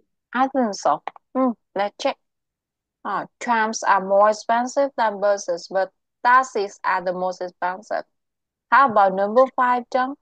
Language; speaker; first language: English; non-native, local second language; Vietnamese